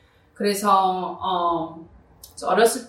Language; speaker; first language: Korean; early bilingual, heritage; Korean